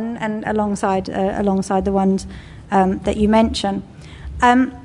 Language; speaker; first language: English; native; English